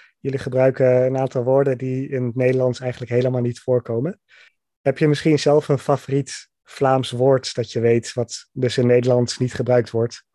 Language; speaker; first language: Dutch; native; Dutch